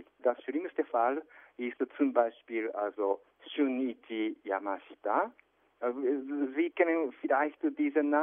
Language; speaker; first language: German; non-native, fluent; Japanese